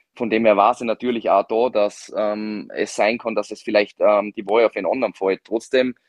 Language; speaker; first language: German; native; German